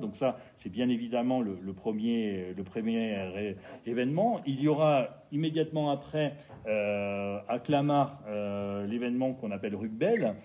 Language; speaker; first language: French; native; French